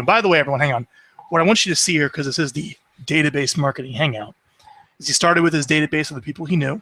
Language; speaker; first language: English; native; English